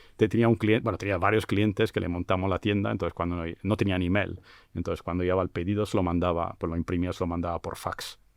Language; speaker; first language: Spanish; non-native, fluent; English